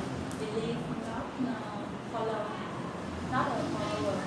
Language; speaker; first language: English; non-native, learner; Vietnamese